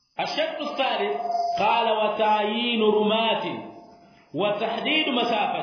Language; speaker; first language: Arabic; non-native, fluent; Swahili